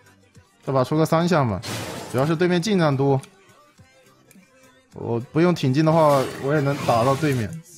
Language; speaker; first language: Chinese; native; Chinese